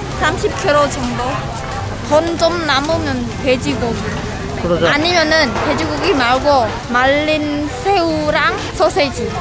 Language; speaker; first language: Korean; non-native, learner; Khmer